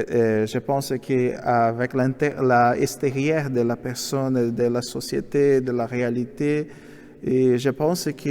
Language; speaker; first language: French; non-native, learner; Portuguese